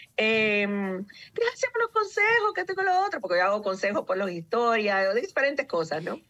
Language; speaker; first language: Spanish; early bilingual, heritage; Spanish